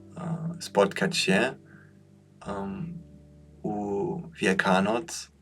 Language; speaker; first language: Polish; non-native, fluent; German